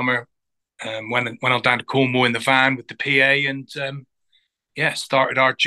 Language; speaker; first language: English; native; English